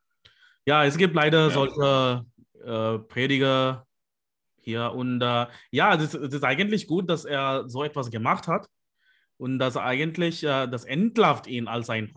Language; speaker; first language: German; non-native, fluent; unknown